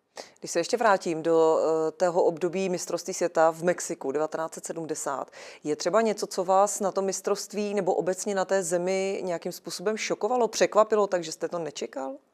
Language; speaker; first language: Czech; native; Czech